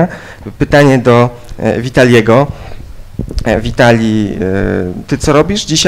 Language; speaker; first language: Polish; native; Polish